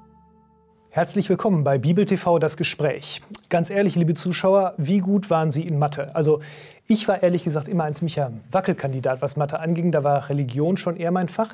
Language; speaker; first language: German; native; German